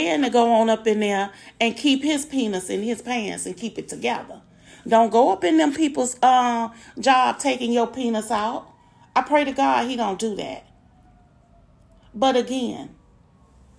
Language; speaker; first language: English; native; English